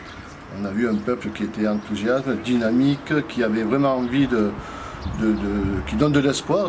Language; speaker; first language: French; native; French